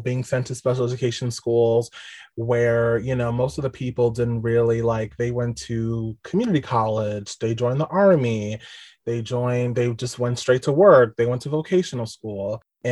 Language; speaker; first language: English; native; English